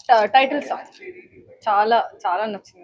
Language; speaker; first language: Telugu; non-native, fluent; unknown